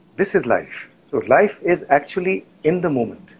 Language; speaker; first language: English; non-native, local second language; Hindi